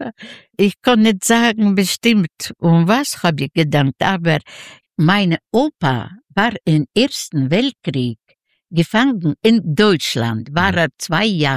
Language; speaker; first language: German; non-native, learner; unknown